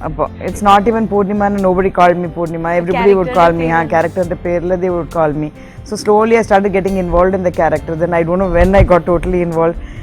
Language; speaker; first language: Malayalam; non-native, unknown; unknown